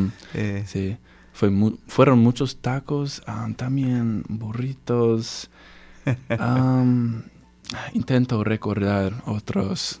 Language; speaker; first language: Spanish; non-native, learner; English